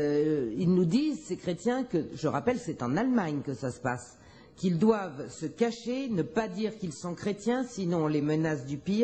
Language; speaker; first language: French; native; French